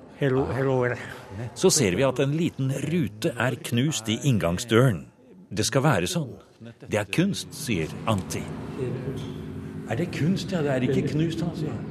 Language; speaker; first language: Norwegian; native; Norwegian